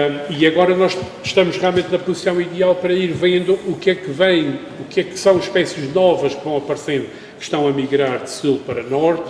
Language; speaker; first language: Portuguese; native; Portuguese